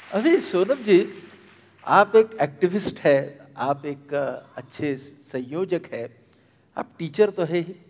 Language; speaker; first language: Hindi; non-native, local second language; Marathi